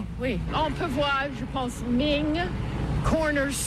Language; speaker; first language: French; non-native, learner; English